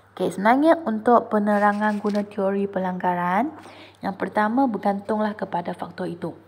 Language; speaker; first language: Malay; non-native, local second language; Chinese